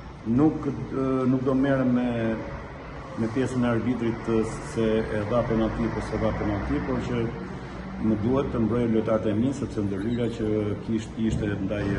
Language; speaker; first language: Albanian; native; Albanian